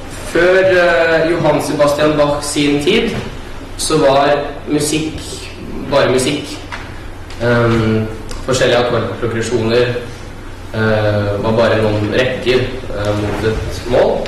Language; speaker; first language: Norwegian; early bilingual, other home language; Russian